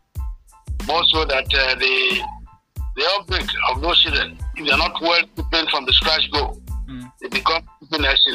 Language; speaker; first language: English; non-native, local second language; Bini